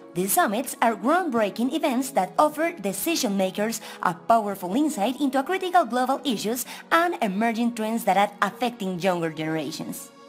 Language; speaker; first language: English; non-native, fluent; Spanish